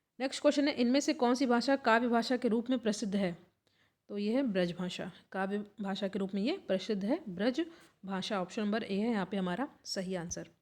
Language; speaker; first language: Hindi; native; Hindi